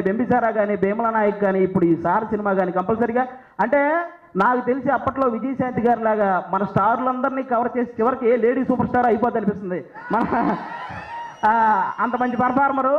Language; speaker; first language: Telugu; native; Telugu